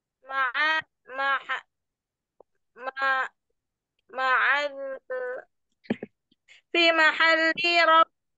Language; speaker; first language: Arabic; non-native, learner; Malay